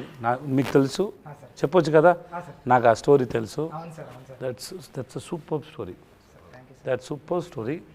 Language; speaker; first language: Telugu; non-native, learner; Tamil